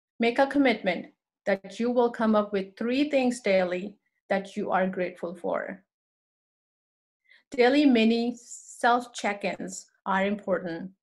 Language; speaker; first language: English; non-native, local second language; Urdu